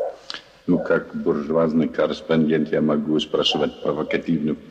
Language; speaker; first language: Russian; non-native, learner; German